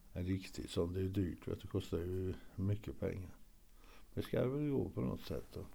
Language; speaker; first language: Swedish; early bilingual, other home language; Norwegian